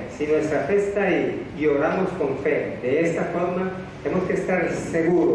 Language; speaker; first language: Spanish; native; Spanish